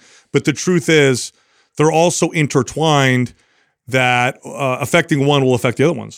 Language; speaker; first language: English; native; English